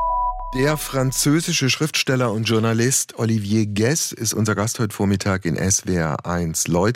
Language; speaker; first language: German; native; German